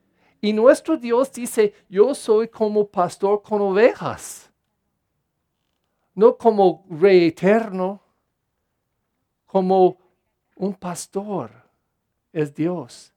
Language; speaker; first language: Spanish; non-native, fluent; English